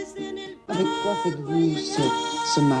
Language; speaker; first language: French; native; French